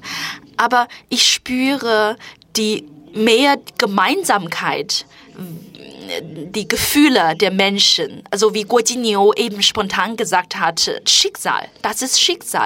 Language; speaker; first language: German; non-native, fluent; Chinese